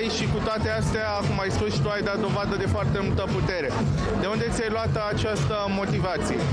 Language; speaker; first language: Romanian; native; Romanian